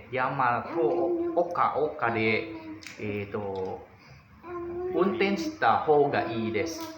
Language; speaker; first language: Japanese; non-native, learner; Indonesian